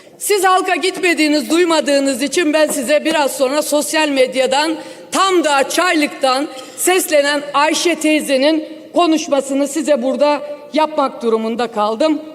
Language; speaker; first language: Turkish; native; Turkish